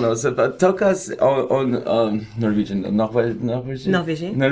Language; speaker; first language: French; non-native, learner; Russian